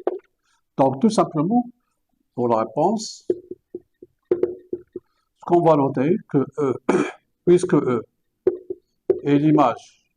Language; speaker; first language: French; non-native, local second language; Arabic